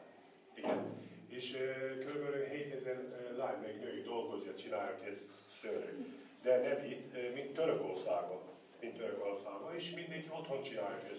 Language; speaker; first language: Hungarian; non-native, learner; Turkish